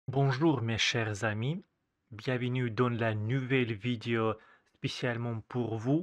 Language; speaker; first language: French; non-native, fluent; Russian